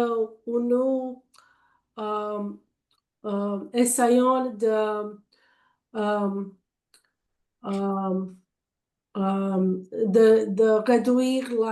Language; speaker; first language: French; non-native, learner; English